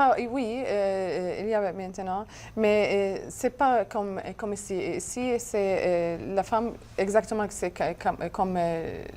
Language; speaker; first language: French; non-native, learner; Arabic